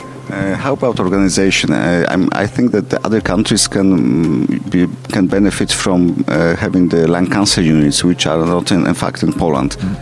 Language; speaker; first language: English; non-native, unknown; Polish